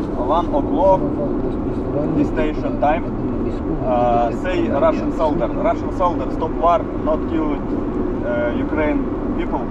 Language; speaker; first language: English; non-native, learner; Russian